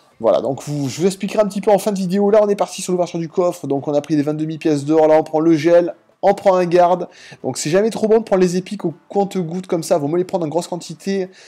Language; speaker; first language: French; native; French